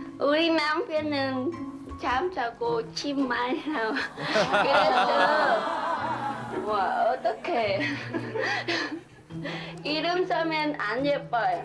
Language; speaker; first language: Korean; non-native, learner; Vietnamese